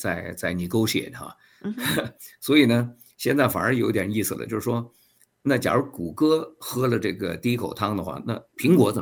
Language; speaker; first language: Chinese; native; Chinese